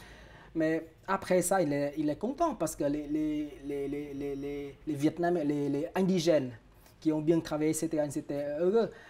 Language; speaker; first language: French; non-native, fluent; Vietnamese